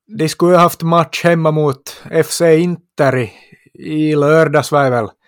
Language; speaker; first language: Swedish; native; Swedish